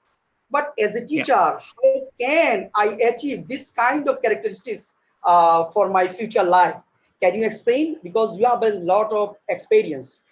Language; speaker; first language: English; non-native, fluent; Bangla